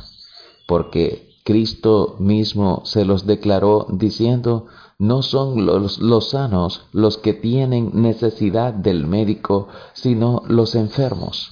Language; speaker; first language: Spanish; native; Spanish